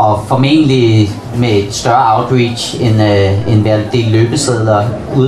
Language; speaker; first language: Danish; native; Danish